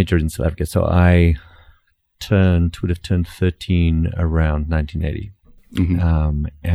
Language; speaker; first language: English; non-native, local second language; Afrikaans